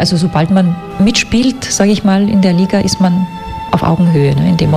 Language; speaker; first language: German; native; German